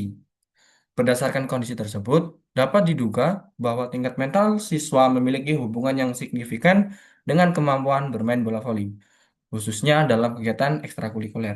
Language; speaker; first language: Indonesian; native; Indonesian